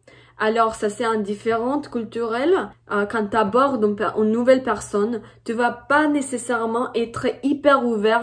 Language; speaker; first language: French; non-native, fluent; Spanish